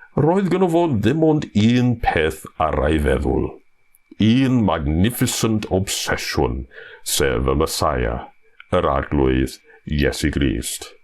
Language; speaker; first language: Welsh; non-native, fluent; English